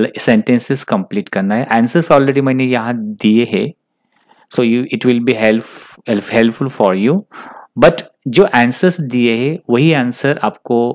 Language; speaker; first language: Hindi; non-native, local second language; Marathi